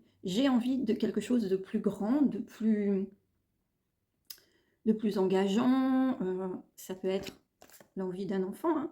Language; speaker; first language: French; native; French